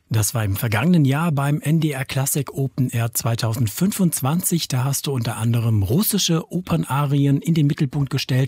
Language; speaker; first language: German; native; German